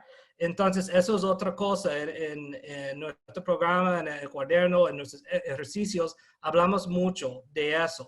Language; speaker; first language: Spanish; non-native, fluent; English